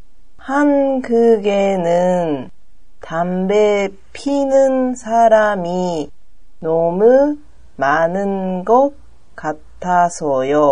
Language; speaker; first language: Korean; non-native, learner; Japanese